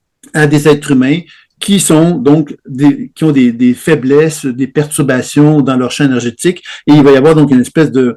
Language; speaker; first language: French; native; French